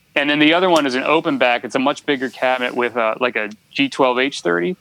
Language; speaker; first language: English; native; English